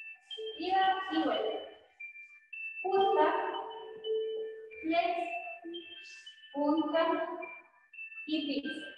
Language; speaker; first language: Spanish; native; Spanish